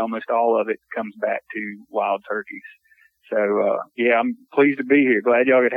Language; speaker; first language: English; native; English